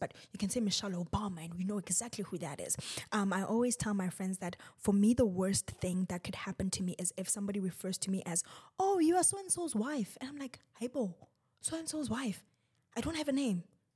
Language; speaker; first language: English; non-native, local second language; Zulu